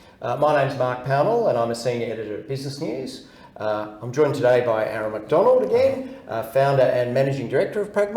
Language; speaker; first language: English; native; English